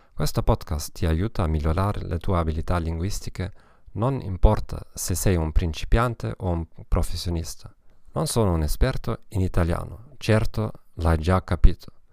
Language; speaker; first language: Italian; non-native, learner; German